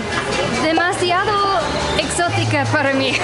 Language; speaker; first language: Spanish; non-native, learner; English